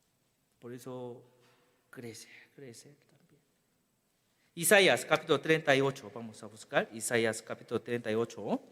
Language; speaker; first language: Spanish; non-native, learner; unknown